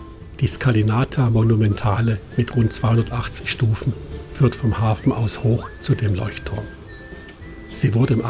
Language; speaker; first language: German; native; German